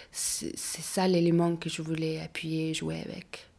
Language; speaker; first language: French; non-native, learner; Mongolian